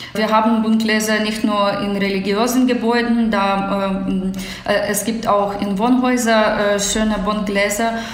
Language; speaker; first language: German; non-native, fluent; Ukrainian